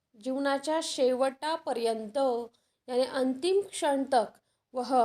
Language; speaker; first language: Hindi; non-native, local second language; Marathi